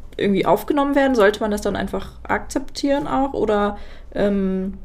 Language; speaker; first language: German; native; German